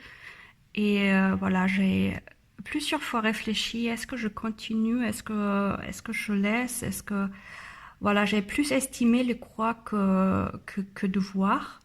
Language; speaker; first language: French; non-native, learner; German